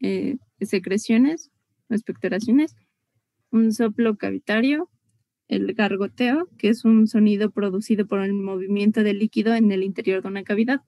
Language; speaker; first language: Spanish; native; Spanish